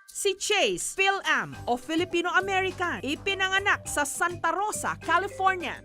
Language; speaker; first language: Filipino; native; Filipino